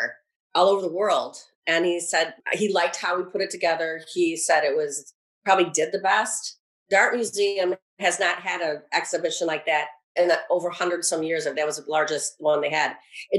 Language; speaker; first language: English; native; English